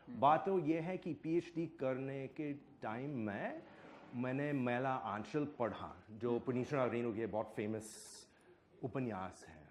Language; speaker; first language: Hindi; non-native, fluent; English